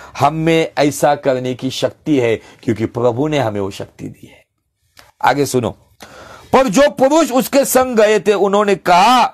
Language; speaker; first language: Hindi; non-native, local second language; Marathi